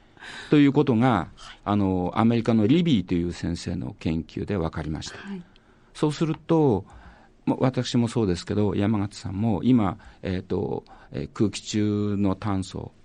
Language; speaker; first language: Japanese; native; Japanese